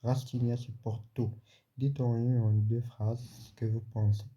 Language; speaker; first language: French; non-native, local second language; Arabic